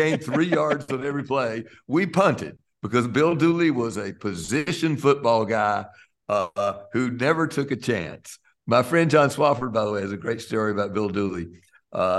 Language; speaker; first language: English; native; English